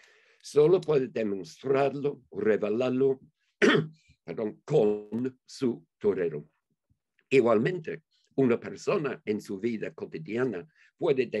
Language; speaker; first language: Spanish; non-native, fluent; English